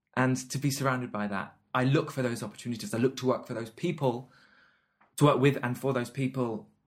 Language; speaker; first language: English; native; English